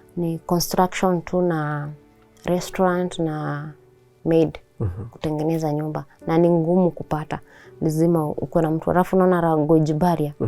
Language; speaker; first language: Swahili; native; Swahili